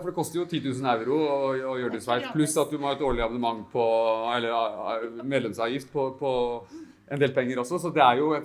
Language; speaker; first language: Norwegian; native; Norwegian